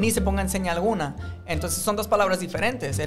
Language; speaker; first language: Spanish; non-native, fluent; English